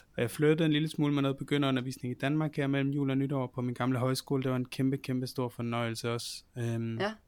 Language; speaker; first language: Danish; native; Danish